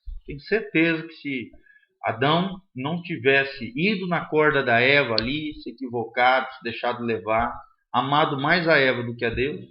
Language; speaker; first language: Portuguese; native; Portuguese